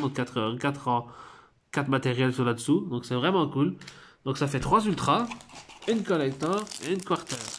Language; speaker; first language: French; native; French